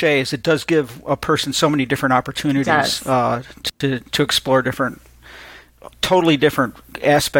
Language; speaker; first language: English; native; English